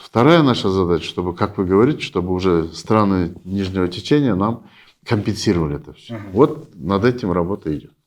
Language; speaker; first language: Russian; non-native, local second language; Kyrgyz